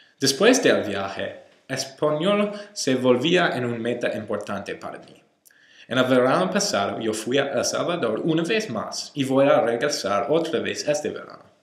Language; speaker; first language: Spanish; non-native, learner; English